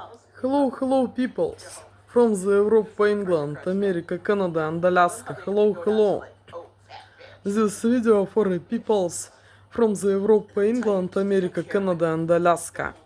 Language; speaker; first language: English; non-native, learner; Russian